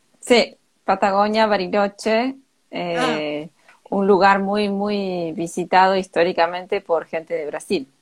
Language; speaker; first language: Spanish; native; Spanish